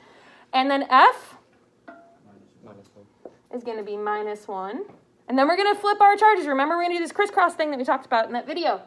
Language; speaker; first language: English; native; English